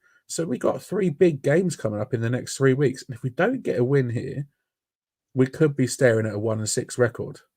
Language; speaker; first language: English; native; English